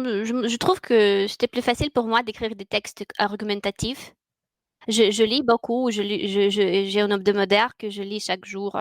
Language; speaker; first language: French; non-native, fluent; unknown